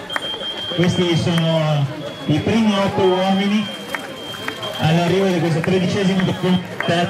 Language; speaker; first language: Italian; native; Italian